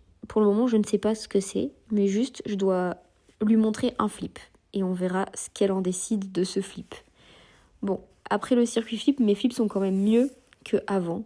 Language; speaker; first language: French; native; French